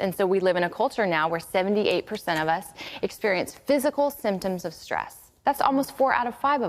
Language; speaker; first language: English; native; English